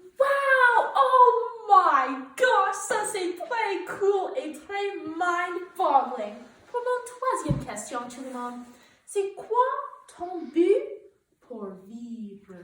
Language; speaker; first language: French; non-native, learner; English